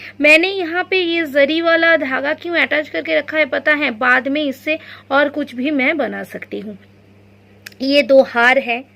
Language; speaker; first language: Hindi; non-native, local second language; Bangla